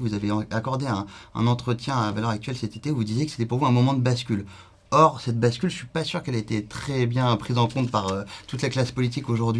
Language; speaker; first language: French; native; French